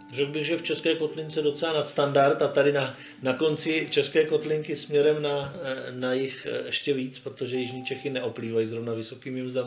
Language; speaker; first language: Czech; native; Czech